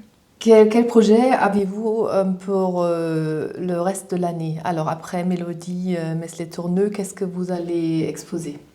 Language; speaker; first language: French; non-native, fluent; German